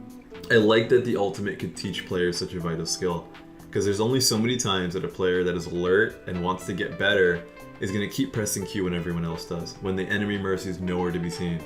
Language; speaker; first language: English; native; English